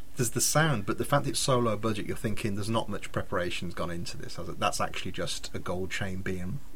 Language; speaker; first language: English; native; English